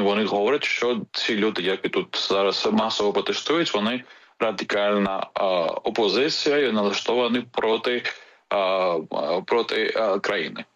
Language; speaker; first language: Ukrainian; non-native, fluent; Georgian